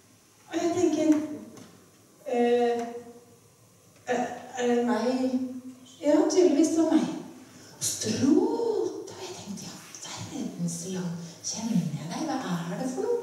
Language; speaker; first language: Norwegian; native; Norwegian